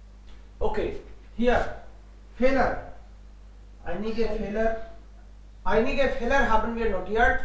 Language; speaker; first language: German; non-native, fluent; Hindi